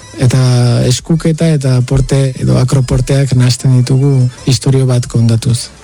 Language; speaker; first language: Basque; native; Basque